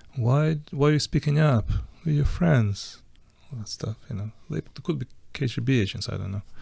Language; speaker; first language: English; non-native, fluent; Ukrainian